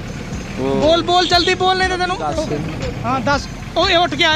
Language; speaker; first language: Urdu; non-native, local second language; Punjabi